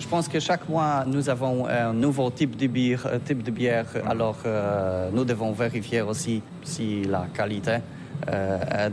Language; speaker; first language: French; non-native, learner; Polish